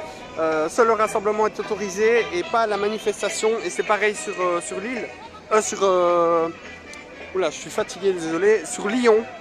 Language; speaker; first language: French; native; French